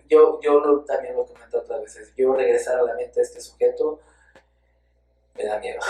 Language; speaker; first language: Spanish; native; Spanish